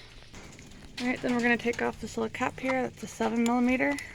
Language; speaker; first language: English; native; English